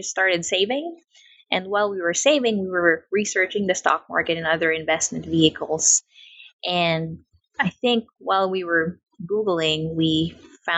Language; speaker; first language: English; non-native, local second language; Filipino